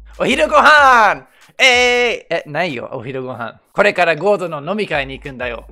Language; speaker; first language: Japanese; non-native, fluent; English